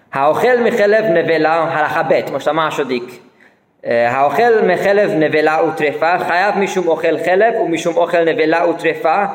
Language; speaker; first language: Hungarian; early bilingual, heritage; Hungarian